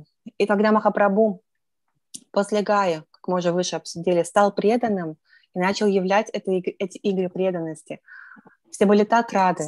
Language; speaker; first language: Russian; native; Russian